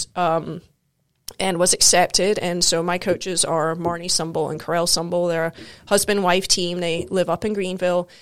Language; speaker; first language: English; native; English